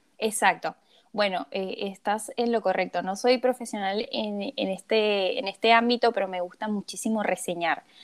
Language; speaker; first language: Spanish; native; Spanish